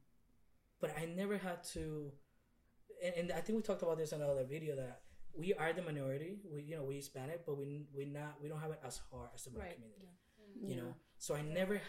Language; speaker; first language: English; non-native, fluent; Spanish